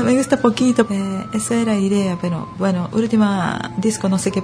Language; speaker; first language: Spanish; non-native, learner; Japanese